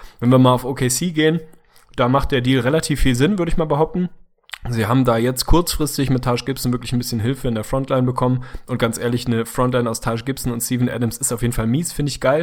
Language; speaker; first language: German; native; German